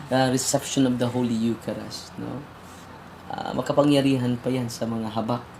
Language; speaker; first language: Filipino; non-native, local second language; Cebuano